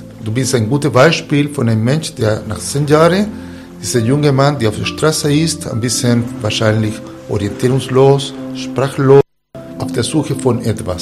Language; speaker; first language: German; non-native, fluent; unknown